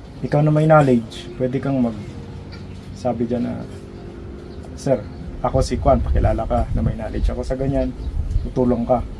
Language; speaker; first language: Filipino; non-native, local second language; Hiligaynon